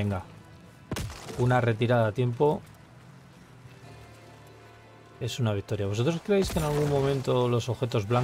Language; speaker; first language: Spanish; native; Spanish